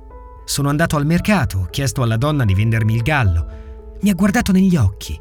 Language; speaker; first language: Italian; native; Italian